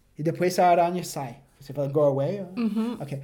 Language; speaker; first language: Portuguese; non-native, fluent; English